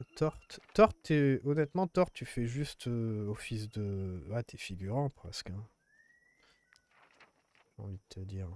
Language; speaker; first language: French; native; French